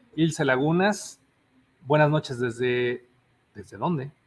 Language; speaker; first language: Spanish; native; Spanish